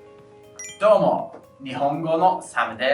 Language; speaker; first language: Japanese; non-native, fluent; English